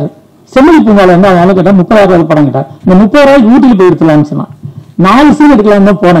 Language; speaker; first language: Tamil; native; Tamil